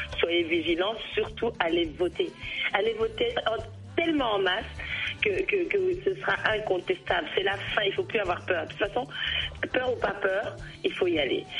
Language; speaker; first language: French; native; French